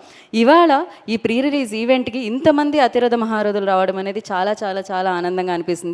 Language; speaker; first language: Telugu; native; Telugu